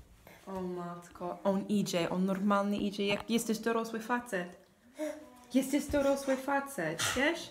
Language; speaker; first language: Polish; non-native, learner; English